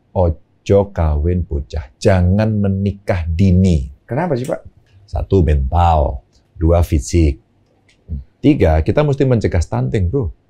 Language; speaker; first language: Indonesian; non-native, local second language; Javanese